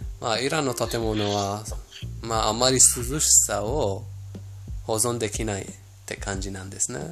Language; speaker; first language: Japanese; non-native, fluent; Persian